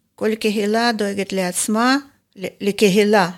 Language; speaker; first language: Hebrew; non-native, fluent; Russian